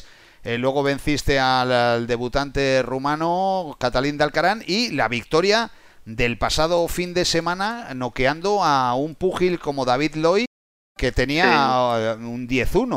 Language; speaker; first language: Spanish; native; Spanish